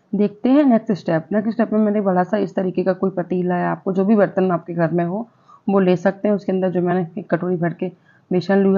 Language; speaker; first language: Hindi; non-native, local second language; Gujarati